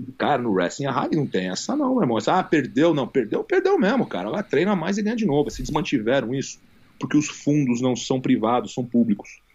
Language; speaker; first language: Portuguese; native; Portuguese